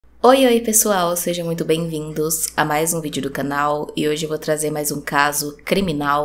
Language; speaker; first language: Portuguese; native; Portuguese